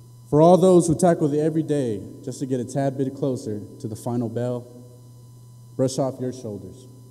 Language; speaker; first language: English; early bilingual, other home language; Spanish